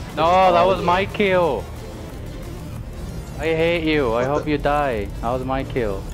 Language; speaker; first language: English; native; English